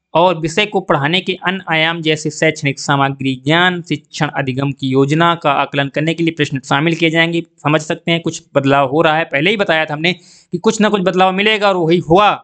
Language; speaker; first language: Hindi; native; Hindi